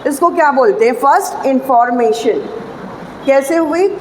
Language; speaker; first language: Hindi; non-native, local second language; Marathi